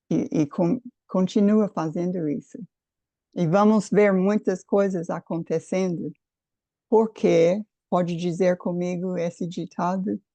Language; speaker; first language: Portuguese; non-native, fluent; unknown